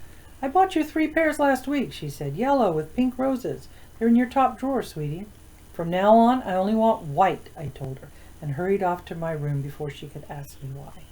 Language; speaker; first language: English; native; English